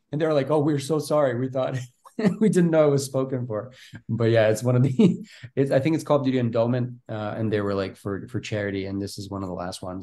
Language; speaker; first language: English; non-native, fluent; Bulgarian